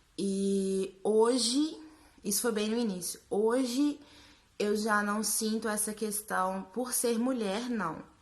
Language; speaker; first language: Portuguese; native; Portuguese